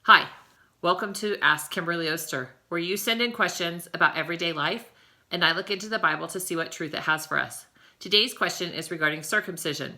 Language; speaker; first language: English; native; English